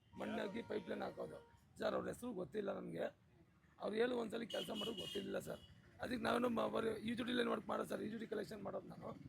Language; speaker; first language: Kannada; non-native, local second language; Lambadi